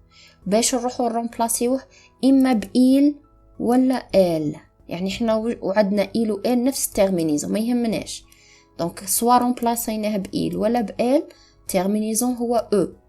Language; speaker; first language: Arabic; native; Arabic